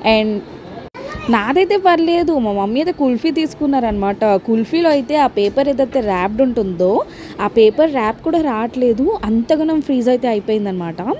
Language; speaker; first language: Telugu; non-native, local second language; Tamil